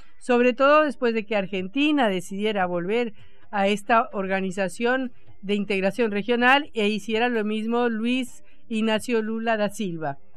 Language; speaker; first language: Spanish; native; Spanish